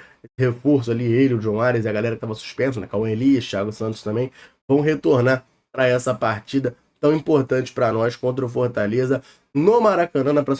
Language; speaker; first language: Portuguese; native; Portuguese